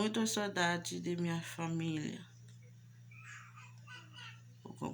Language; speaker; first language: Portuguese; non-native, learner; Haitian Creole